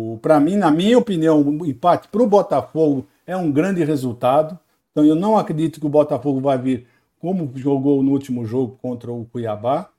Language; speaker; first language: Portuguese; native; Portuguese